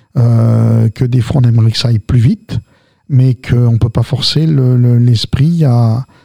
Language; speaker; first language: French; early bilingual, other home language; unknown